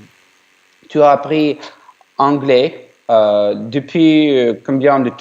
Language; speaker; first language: French; non-native, learner; Ukrainian